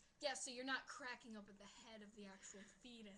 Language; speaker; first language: English; native; English